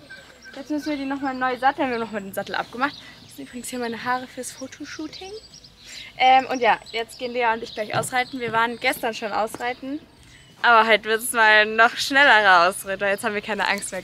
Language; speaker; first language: German; native; German